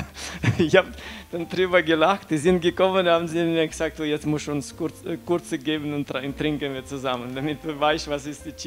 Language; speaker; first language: German; non-native, fluent; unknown